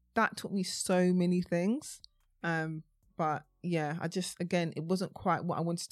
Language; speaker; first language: English; native; English